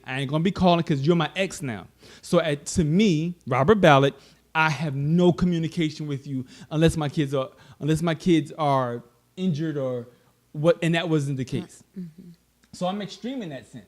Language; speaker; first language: English; native; English